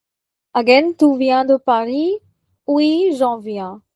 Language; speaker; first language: French; non-native, fluent; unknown